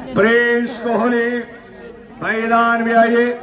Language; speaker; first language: Hindi; non-native, local second language; Marathi